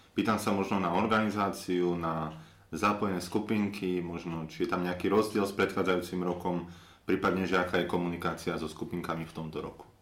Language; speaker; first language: Slovak; native; Slovak